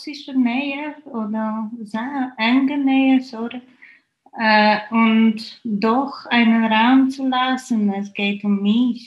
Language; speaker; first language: German; non-native, fluent; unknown